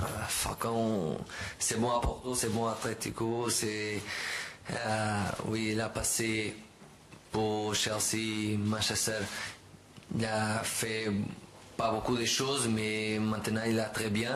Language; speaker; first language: French; non-native, learner; Portuguese